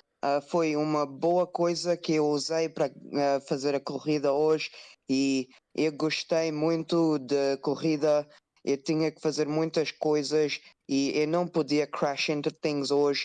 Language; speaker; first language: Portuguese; non-native, learner; English